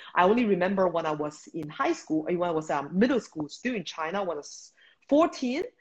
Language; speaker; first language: English; non-native, fluent; Chinese